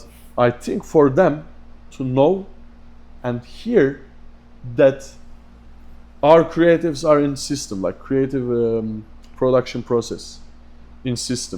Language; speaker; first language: English; non-native, fluent; Turkish